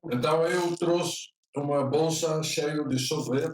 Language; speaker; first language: Portuguese; non-native, fluent; Dutch